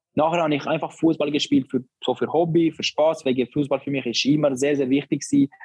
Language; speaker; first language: German; non-native, learner; Albanian